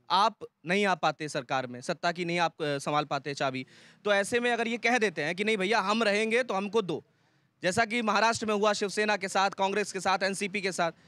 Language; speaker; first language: Hindi; native; Hindi